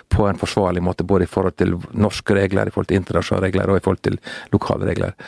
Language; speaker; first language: Norwegian; native; Norwegian